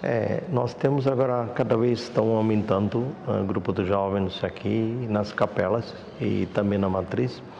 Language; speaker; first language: Portuguese; non-native, fluent; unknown